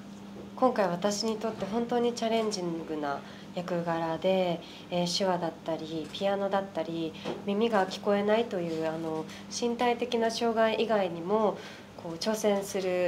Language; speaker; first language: Japanese; native; Japanese